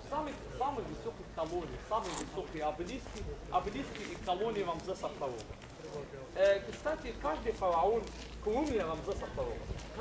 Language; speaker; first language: Russian; non-native, learner; Arabic